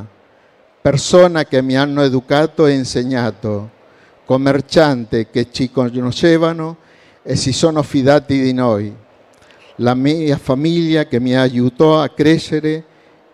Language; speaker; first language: Italian; non-native, learner; Spanish